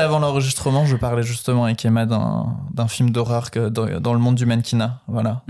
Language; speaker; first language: French; native; French